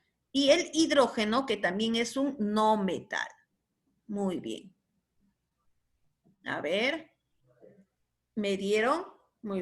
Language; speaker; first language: Spanish; native; Spanish